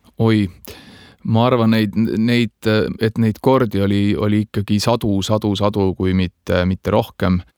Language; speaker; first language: Estonian; native; Estonian